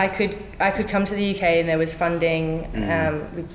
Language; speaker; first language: English; native; English